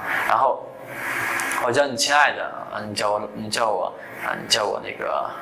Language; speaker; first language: Chinese; native; Chinese